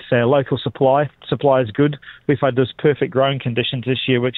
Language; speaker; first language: English; native; English